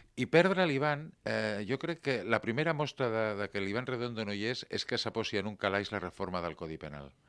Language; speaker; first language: Catalan; non-native, local second language; Spanish